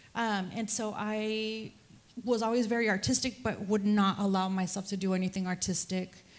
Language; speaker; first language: English; early bilingual, other home language; Spanish